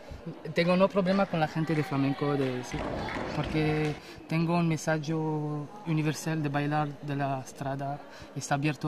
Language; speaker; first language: Spanish; non-native, learner; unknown